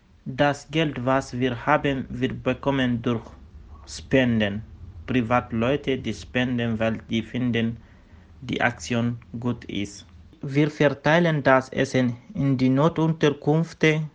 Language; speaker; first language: German; non-native, learner; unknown